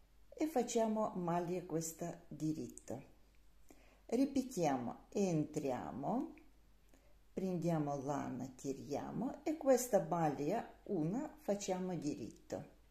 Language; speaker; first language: Italian; non-native, learner; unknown